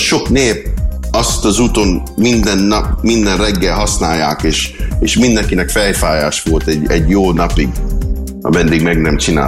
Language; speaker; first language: Hungarian; early bilingual, heritage; Hungarian